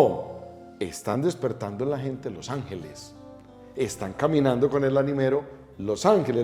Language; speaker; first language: Spanish; native; Spanish